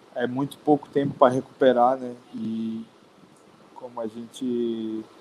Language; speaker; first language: Portuguese; native; Portuguese